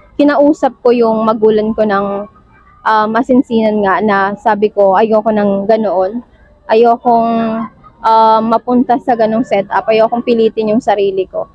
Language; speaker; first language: Filipino; native; Filipino